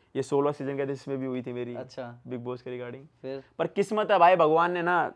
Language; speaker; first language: Hindi; native; Hindi